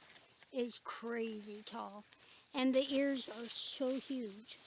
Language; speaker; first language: English; native; English